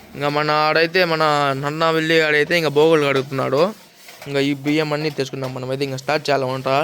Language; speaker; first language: Telugu; non-native, local second language; Urdu